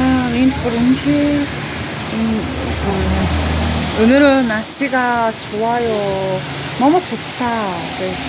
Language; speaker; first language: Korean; non-native, learner; Mongolian